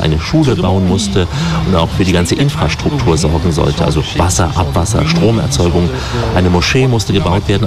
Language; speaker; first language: German; native; German